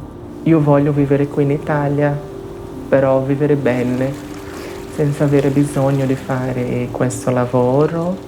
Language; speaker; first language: Italian; non-native, fluent; Portuguese